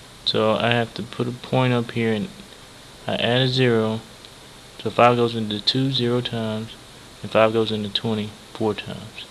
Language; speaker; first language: English; native; English